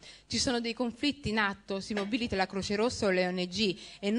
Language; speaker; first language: Italian; early bilingual, other home language; Somali